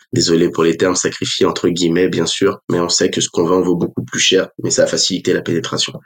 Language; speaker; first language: French; native; French